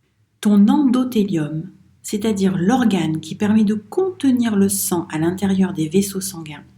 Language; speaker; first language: French; native; French